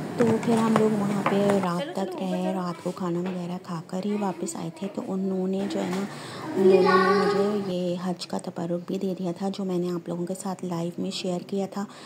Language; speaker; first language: Hindi; native; Hindi